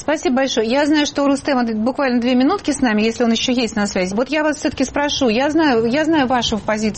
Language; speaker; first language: Russian; native; Russian